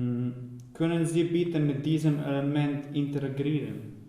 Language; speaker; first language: German; non-native, learner; Slovenian